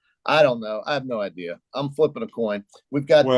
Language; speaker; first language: English; native; English